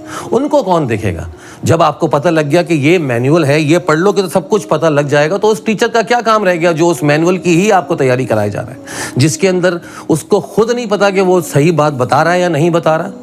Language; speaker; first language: Urdu; native; Urdu